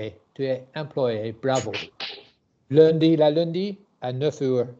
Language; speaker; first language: French; non-native, learner; English